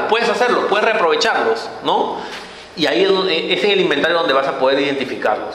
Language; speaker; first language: Spanish; native; Spanish